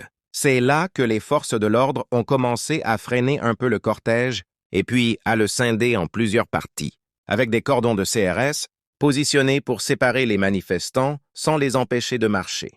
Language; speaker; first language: French; native; French